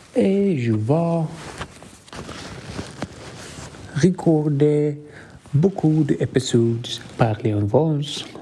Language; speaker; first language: French; non-native, learner; Arabic